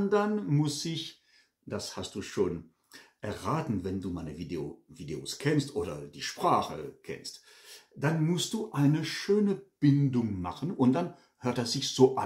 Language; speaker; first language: German; non-native, fluent; French